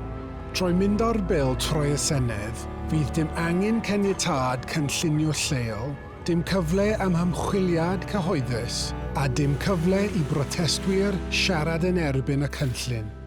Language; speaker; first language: Welsh; non-native, local second language; English